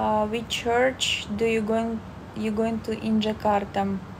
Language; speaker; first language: English; non-native, learner; Russian